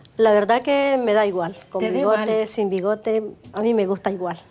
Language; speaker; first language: Spanish; native; Spanish